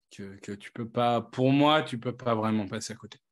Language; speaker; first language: French; native; French